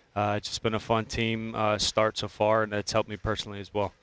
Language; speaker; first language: English; native; English